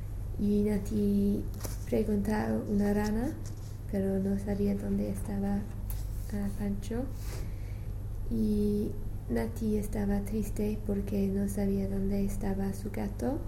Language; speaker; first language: Spanish; non-native, learner; English